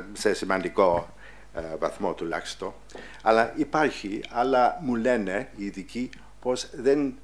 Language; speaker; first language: Greek; non-native, fluent; English